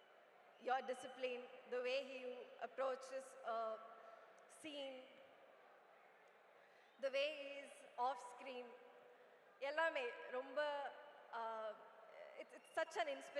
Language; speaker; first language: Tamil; non-native, learner; Malayalam